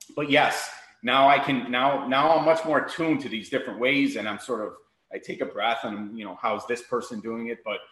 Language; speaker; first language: English; native; English